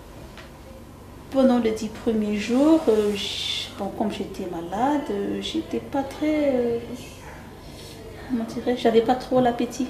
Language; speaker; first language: French; non-native, local second language; Malagasy